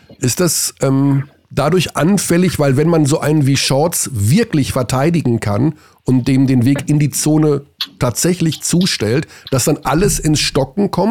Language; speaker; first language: German; native; German